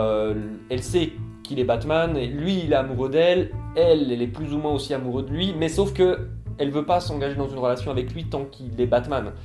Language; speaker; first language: French; native; French